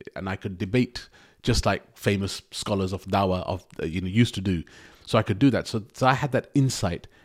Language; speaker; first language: English; native; English